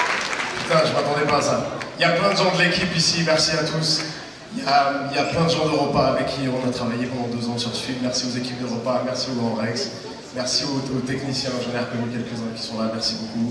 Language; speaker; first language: French; native; French